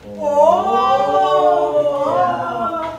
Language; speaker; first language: English; non-native, learner; Turkish